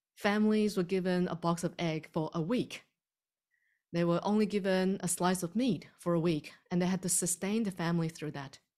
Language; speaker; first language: English; early bilingual, other home language; Chinese